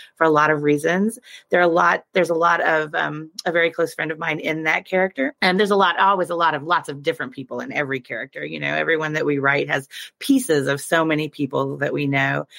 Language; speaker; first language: English; native; English